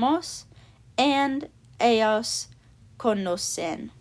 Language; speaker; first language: Spanish; non-native, learner; English